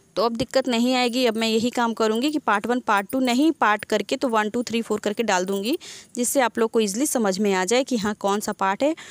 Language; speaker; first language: Hindi; native; Hindi